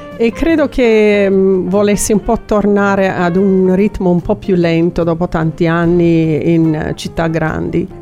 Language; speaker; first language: Italian; non-native, fluent; English